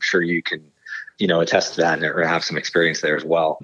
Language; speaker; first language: English; native; English